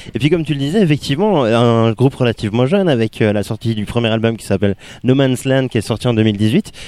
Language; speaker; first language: French; native; French